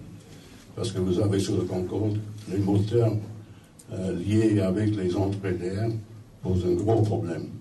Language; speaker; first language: French; non-native, fluent; English